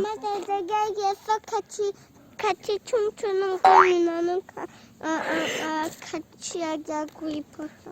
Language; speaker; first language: Korean; early bilingual, heritage; Korean